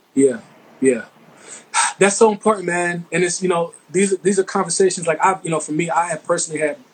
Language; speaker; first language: English; native; English